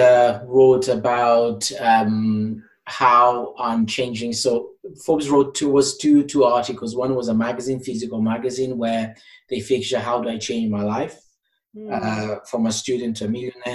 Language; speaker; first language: English; non-native, fluent; Portuguese